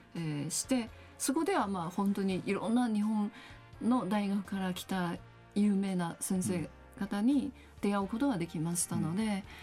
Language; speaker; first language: Japanese; non-native, fluent; Chinese